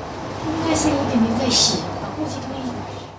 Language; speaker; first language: Chinese; non-native, fluent; Vietnamese